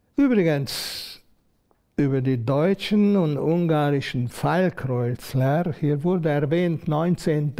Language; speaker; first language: German; non-native, fluent; Hungarian